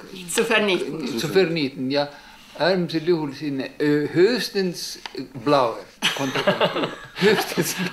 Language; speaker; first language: German; non-native, fluent; Estonian